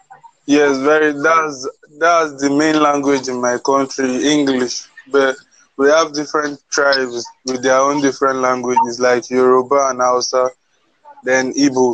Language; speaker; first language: English; non-native, local second language; Igbo